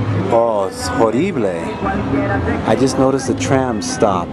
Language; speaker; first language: English; native; English